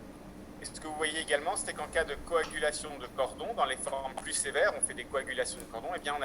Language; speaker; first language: French; native; French